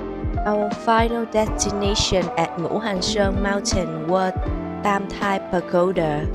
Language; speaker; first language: English; non-native, learner; Vietnamese